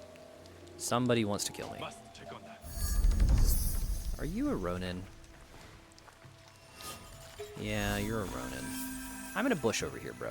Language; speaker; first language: English; native; English